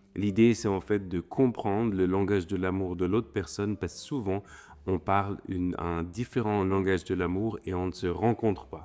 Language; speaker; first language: French; native; French